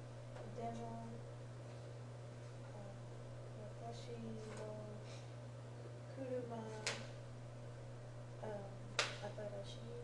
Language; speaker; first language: Japanese; non-native, learner; English